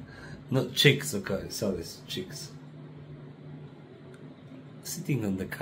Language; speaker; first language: English; non-native, learner; Polish